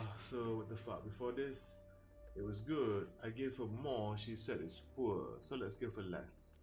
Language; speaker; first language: English; non-native, local second language; Malay